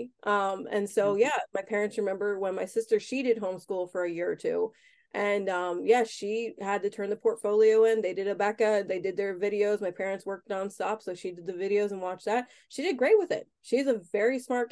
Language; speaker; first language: English; native; English